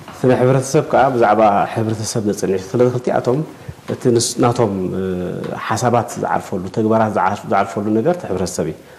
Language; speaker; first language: Tigrinya; native; Tigrinya